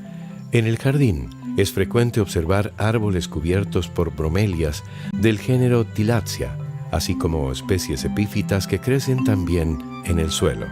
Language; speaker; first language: Spanish; native; Spanish